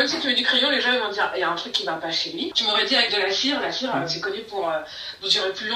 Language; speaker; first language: French; native; French